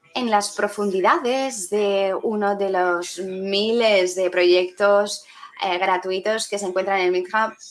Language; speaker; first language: Spanish; non-native, fluent; French